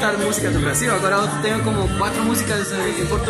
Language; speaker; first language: Portuguese; non-native, learner; Spanish